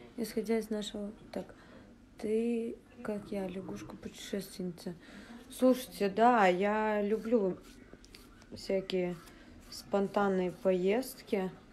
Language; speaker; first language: Russian; native; Russian